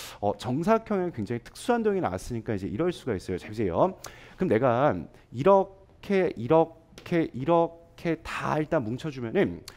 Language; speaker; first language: Korean; native; Korean